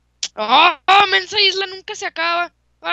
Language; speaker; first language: Spanish; native; Spanish